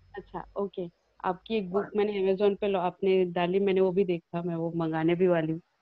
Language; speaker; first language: Hindi; native; Hindi